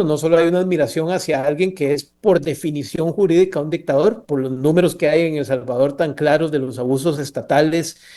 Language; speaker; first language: Spanish; native; Spanish